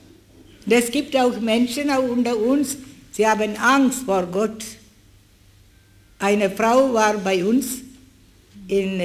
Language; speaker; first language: German; non-native, fluent; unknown